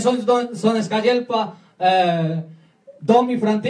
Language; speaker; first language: Swedish; non-native, learner; Spanish